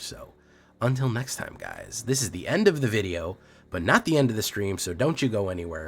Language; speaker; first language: English; native; English